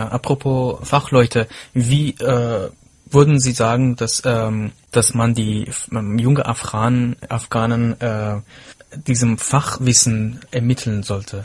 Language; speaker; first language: German; non-native, fluent; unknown